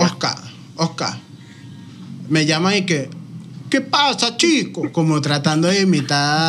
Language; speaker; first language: Spanish; native; Spanish